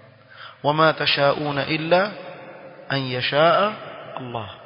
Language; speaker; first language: Arabic; non-native, fluent; Swahili